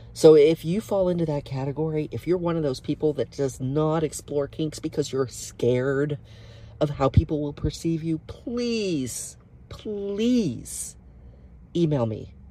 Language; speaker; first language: English; native; English